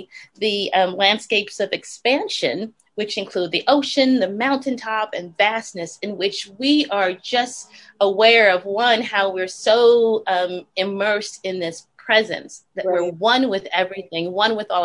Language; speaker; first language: English; native; English